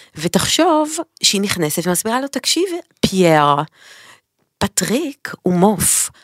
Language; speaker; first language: Hebrew; native; Hebrew